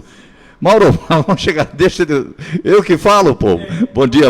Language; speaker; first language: Portuguese; native; Portuguese